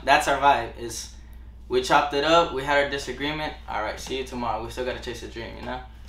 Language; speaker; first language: English; early bilingual, other home language; Spanish